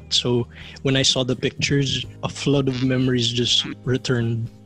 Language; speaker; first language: English; non-native, local second language; Filipino